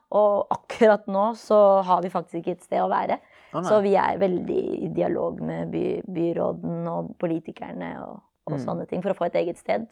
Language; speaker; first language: Norwegian; early bilingual, other home language; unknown